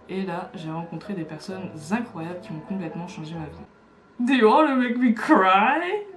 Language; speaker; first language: French; native; French